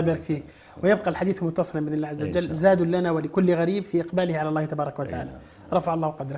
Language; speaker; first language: Arabic; native; Arabic